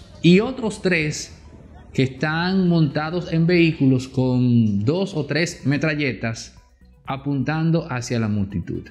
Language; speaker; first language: Spanish; native; Spanish